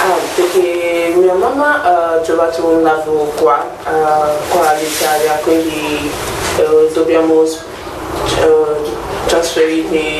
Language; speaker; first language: Italian; non-native, learner; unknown